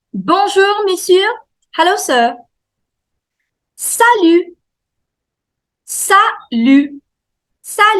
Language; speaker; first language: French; non-native, fluent; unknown